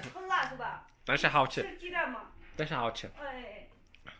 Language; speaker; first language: Chinese; non-native, learner; Turkish